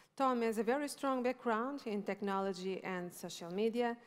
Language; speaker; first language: English; non-native, fluent; Portuguese